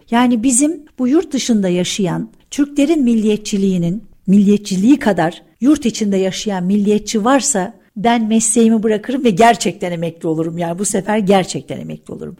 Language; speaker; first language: Turkish; early bilingual, heritage; Turkish